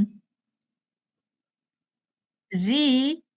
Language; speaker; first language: German; non-native, learner; Korean